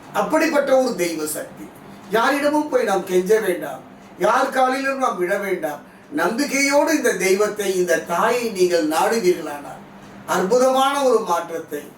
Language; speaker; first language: Tamil; native; Tamil